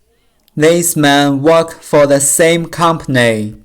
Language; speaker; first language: English; non-native, learner; Chinese